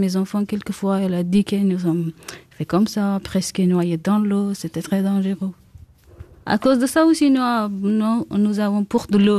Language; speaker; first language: French; non-native, learner; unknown